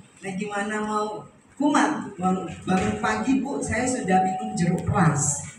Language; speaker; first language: Indonesian; native; Indonesian